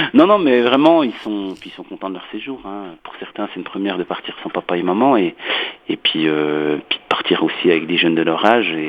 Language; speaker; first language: French; native; French